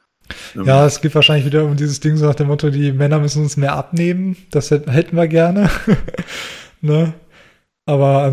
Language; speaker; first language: German; native; German